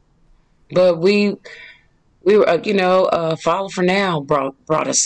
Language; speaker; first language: English; native; English